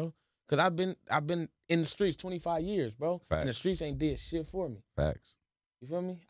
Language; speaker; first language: English; native; English